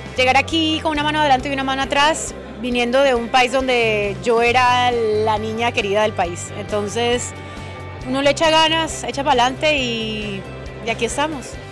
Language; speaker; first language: Spanish; native; Spanish